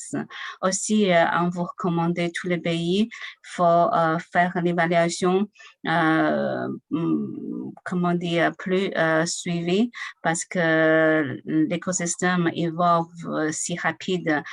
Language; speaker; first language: French; non-native, learner; Chinese